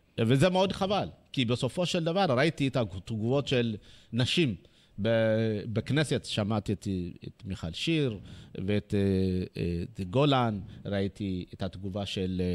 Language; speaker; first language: Hebrew; non-native, fluent; Amharic